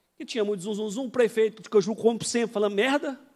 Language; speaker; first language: Portuguese; native; Portuguese